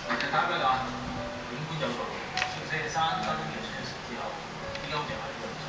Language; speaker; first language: Cantonese; native; Cantonese